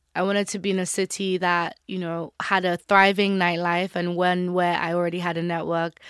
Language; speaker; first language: English; non-native, local second language; Yoruba